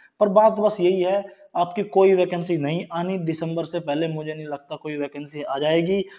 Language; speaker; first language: Hindi; native; Hindi